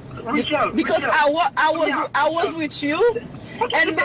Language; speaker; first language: English; non-native, fluent; Haitian Creole